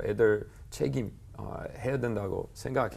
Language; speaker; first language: Korean; non-native, learner; English